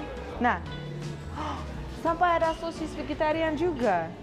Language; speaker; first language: Indonesian; non-native, fluent; Russian